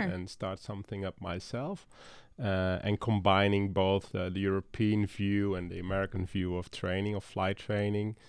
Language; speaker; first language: English; non-native, fluent; Dutch